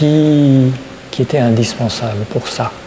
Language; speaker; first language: French; native; French